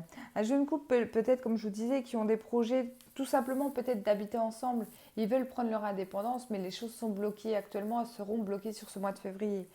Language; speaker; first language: French; native; French